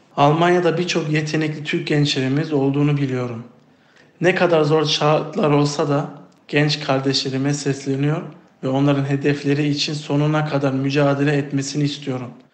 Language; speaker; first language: Turkish; early bilingual, heritage; Turkish